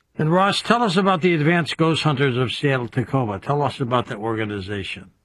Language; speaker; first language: English; native; English